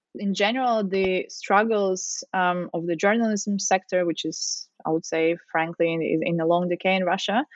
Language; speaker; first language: English; non-native, fluent; Russian